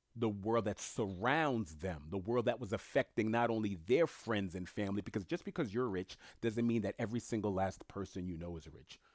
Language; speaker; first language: English; early bilingual, other home language; French